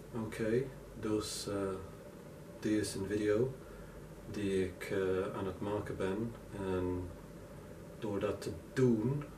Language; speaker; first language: Dutch; non-native, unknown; English